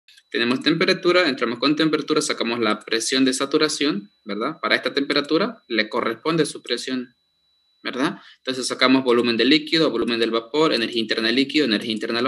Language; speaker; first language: Spanish; native; Spanish